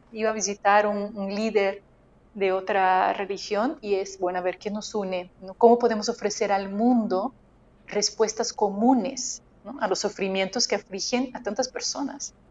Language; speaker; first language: Spanish; non-native, fluent; Portuguese